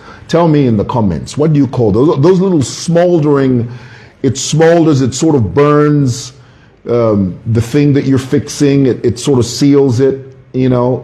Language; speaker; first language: English; non-native, local second language; Bemba